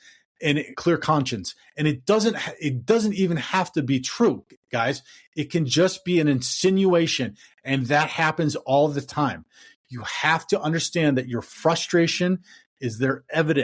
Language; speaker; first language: English; native; English